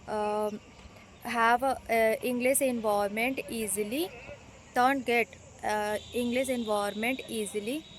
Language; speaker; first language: English; non-native, learner; Hindi